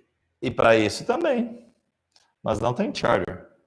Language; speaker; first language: Portuguese; non-native, fluent; English